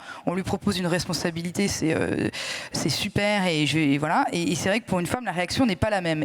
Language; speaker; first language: French; native; French